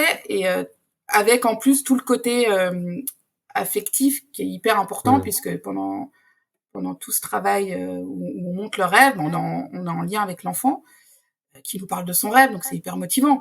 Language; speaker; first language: French; native; French